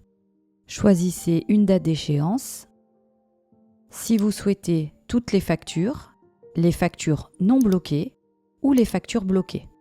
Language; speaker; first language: French; native; French